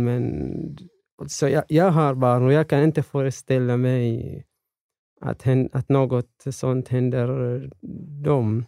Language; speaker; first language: Swedish; non-native, fluent; Arabic